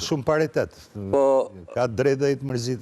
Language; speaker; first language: Albanian; native; Albanian